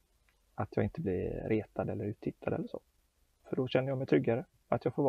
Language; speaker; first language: Swedish; native; Swedish